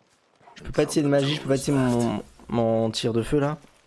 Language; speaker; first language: French; native; French